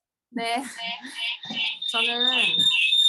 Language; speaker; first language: Korean; native; Korean